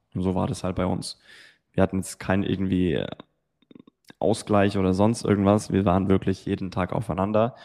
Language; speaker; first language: German; native; German